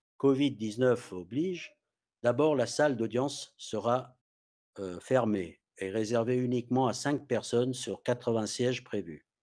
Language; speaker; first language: French; non-native, fluent; English